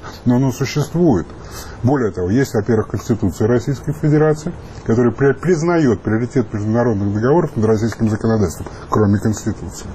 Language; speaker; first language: Russian; native; Russian